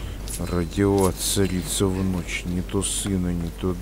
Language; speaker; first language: Russian; native; Russian